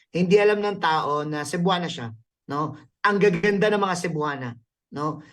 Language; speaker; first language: Filipino; native; Filipino